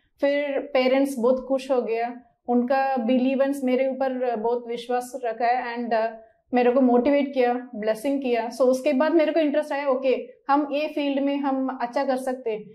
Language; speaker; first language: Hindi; non-native, local second language; Malayalam